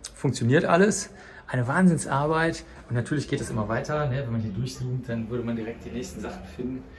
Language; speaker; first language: German; native; German